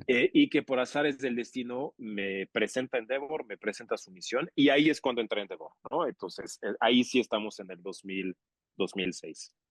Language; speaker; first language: Spanish; non-native, fluent; French